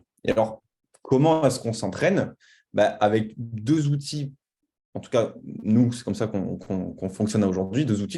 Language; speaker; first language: French; native; French